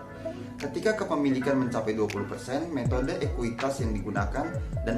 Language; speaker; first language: Indonesian; native; Indonesian